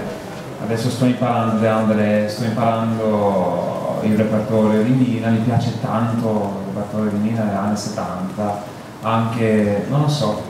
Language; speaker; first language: Italian; non-native, learner; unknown